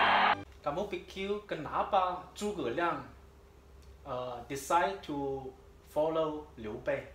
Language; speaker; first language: Indonesian; non-native, learner; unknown